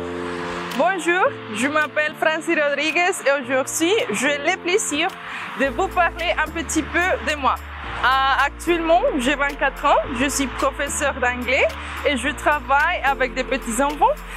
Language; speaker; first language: French; non-native, fluent; Spanish